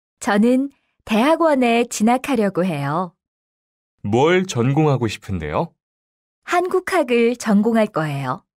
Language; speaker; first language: Korean; non-native, fluent; Russian